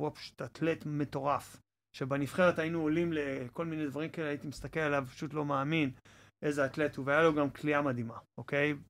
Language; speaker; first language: Hebrew; non-native, fluent; English